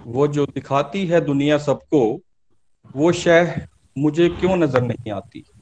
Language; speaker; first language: Hindi; native; Hindi